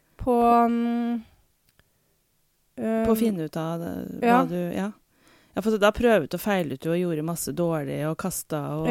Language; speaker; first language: Norwegian; native; Norwegian